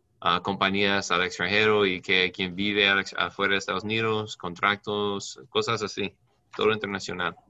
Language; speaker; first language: Spanish; non-native, learner; English